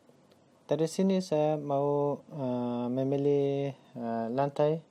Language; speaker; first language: Indonesian; non-native, learner; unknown